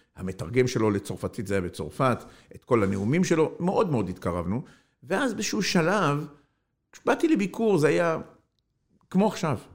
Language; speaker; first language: Hebrew; non-native, fluent; Arabic